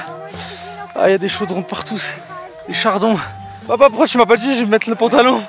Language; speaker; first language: French; native; French